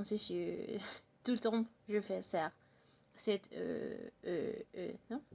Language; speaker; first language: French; non-native, learner; Spanish